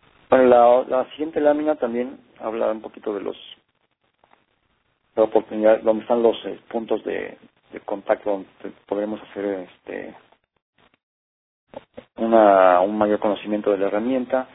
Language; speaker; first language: Spanish; native; Spanish